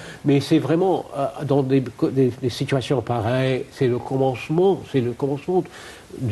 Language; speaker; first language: French; non-native, fluent; Arabic